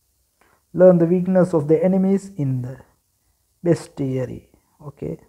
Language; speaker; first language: English; non-native, learner; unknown